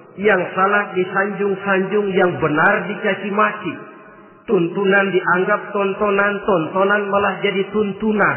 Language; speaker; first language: Indonesian; native; Indonesian